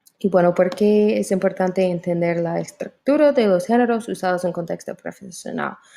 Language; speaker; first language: Spanish; non-native, fluent; English